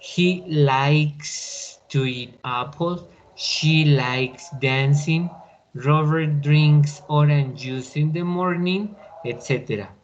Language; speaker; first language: English; non-native, learner; Spanish